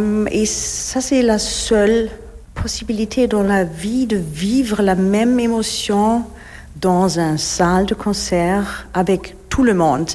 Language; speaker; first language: French; non-native, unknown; German